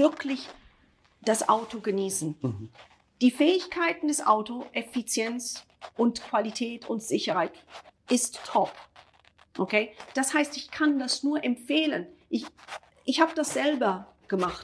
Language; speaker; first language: German; non-native, fluent; Italian